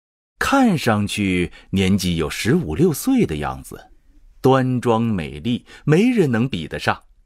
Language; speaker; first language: Chinese; native; Chinese